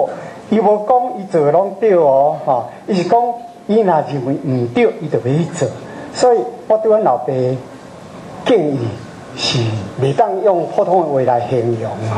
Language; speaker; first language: Chinese; non-native, local second language; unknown